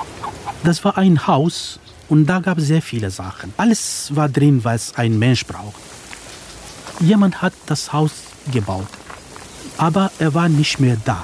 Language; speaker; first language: German; non-native, fluent; Kurdish